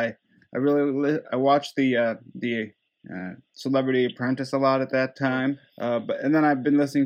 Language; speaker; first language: English; non-native, fluent; Dutch